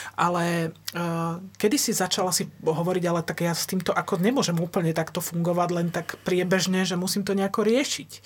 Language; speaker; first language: Slovak; native; Slovak